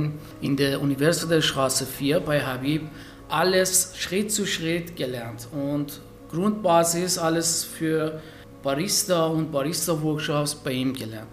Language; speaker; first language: German; non-native, fluent; Persian